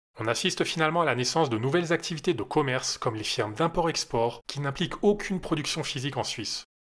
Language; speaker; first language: French; native; French